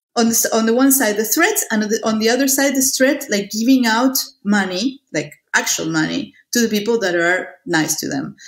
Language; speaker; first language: English; non-native, fluent; Spanish